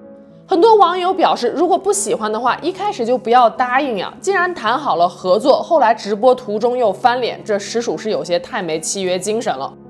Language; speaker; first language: Chinese; native; Chinese